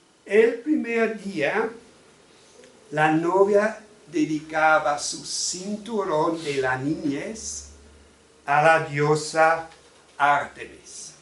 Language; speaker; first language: Spanish; non-native, fluent; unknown